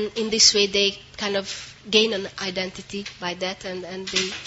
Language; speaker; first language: English; non-native, fluent; Hungarian